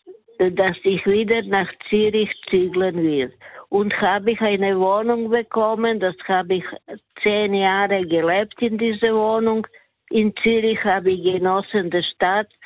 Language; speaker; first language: German; non-native, learner; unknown